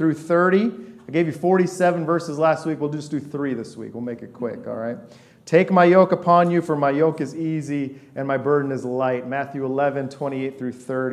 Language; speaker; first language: English; native; English